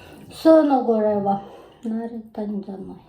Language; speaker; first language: Japanese; non-native, learner; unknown